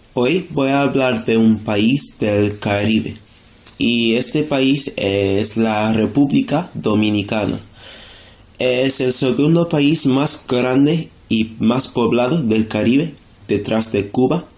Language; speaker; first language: Spanish; non-native, fluent; English